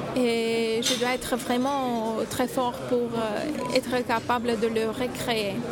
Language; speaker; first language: French; non-native, learner; Romanian